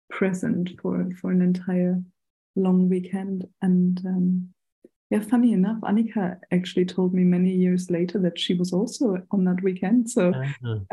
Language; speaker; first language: English; non-native, fluent; German